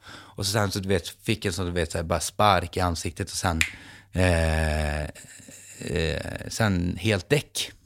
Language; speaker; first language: Swedish; native; Swedish